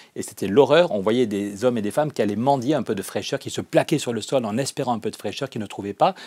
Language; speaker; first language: French; native; French